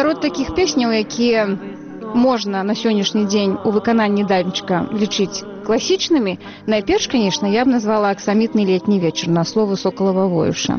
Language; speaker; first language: Belarusian; native; Belarusian